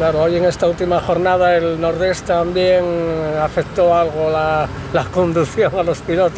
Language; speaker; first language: Spanish; native; Spanish